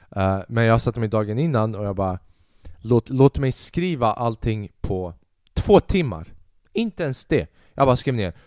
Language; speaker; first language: Swedish; early bilingual, other home language; Albanian